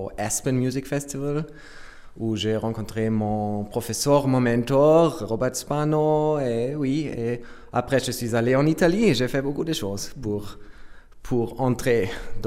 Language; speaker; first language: French; non-native, learner; German